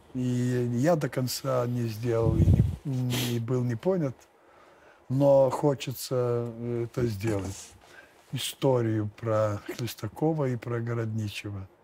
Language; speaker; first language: Russian; non-native, fluent; Lithuanian